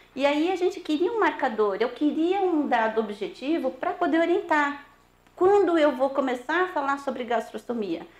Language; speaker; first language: Portuguese; native; Portuguese